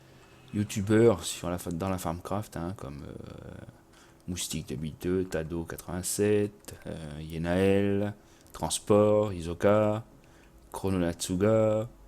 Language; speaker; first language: French; native; French